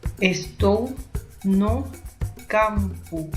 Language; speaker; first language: Portuguese; non-native, fluent; Spanish